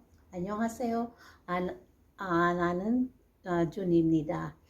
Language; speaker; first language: Korean; non-native, learner; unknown